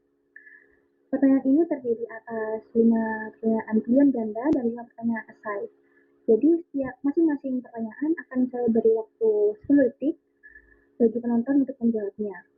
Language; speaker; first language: Indonesian; native; Indonesian